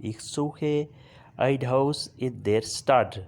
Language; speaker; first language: German; non-native, fluent; Urdu